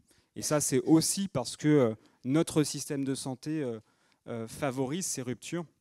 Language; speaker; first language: French; native; French